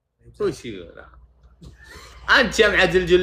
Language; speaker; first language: Arabic; native; Arabic